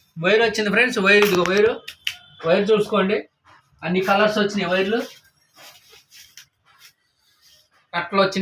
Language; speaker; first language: Telugu; native; Telugu